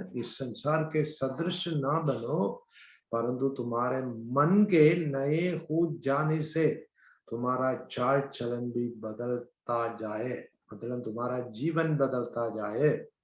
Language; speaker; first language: Hindi; non-native, local second language; Malayalam